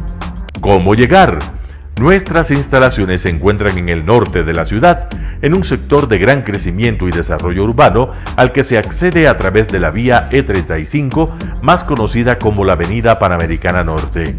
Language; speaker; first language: Spanish; native; Spanish